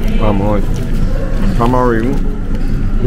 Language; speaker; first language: Vietnamese; early bilingual, heritage; Vietnamese